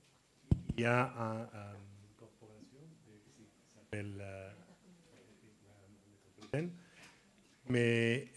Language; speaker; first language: French; non-native, learner; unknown